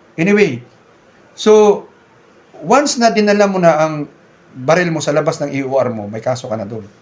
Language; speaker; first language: Filipino; non-native, local second language; Cebuano